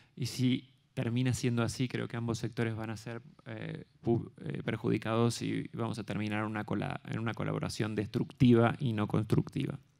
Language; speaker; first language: Spanish; native; Spanish